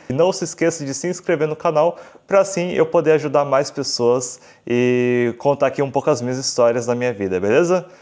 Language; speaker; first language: Portuguese; native; Portuguese